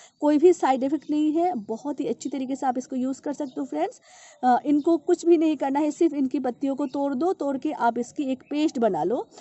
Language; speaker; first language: Hindi; non-native, local second language; Bangla